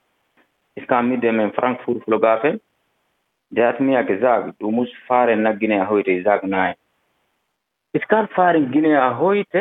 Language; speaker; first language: German; non-native, learner; Fula